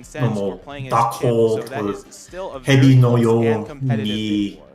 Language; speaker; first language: Japanese; non-native, learner; English